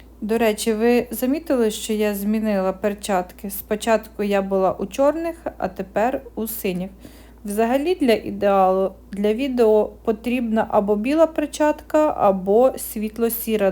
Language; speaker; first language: Ukrainian; native; Ukrainian